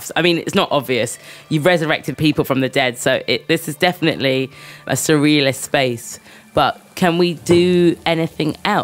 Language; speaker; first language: English; native; English